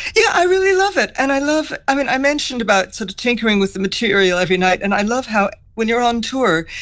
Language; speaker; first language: English; native; English